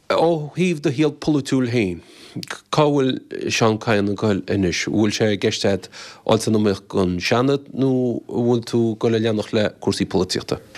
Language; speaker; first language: Irish; native; Irish